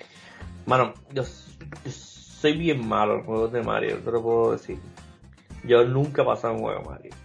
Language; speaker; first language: Spanish; native; Spanish